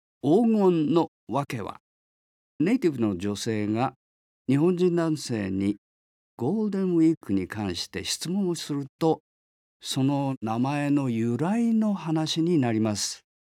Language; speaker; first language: Japanese; native; Japanese